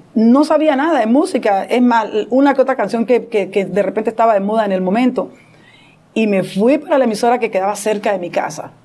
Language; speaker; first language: Spanish; native; Spanish